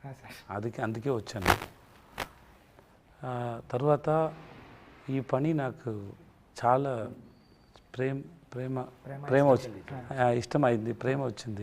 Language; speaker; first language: Telugu; non-native, learner; Tamil